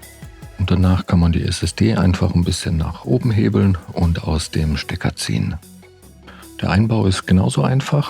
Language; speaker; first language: German; native; German